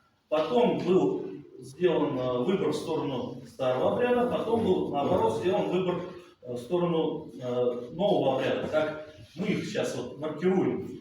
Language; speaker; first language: Russian; native; Russian